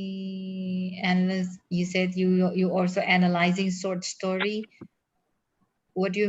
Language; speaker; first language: English; non-native, fluent; Indonesian